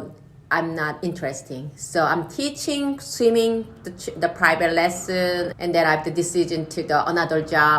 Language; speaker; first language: English; non-native, learner; Korean